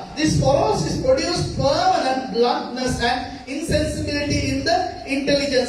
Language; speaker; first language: English; non-native, local second language; Sinhala